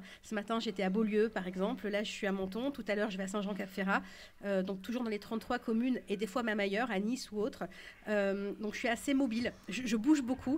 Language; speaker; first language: French; native; French